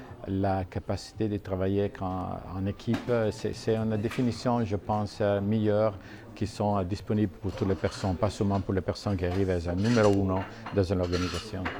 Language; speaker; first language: French; non-native, fluent; Italian